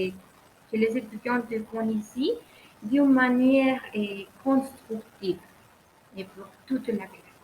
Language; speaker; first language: French; non-native, learner; Spanish